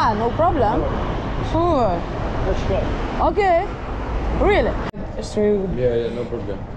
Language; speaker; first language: English; non-native, learner; Lithuanian